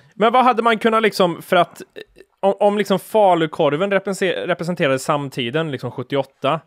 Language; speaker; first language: Swedish; native; Swedish